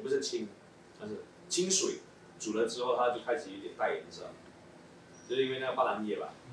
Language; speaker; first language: Chinese; native; Chinese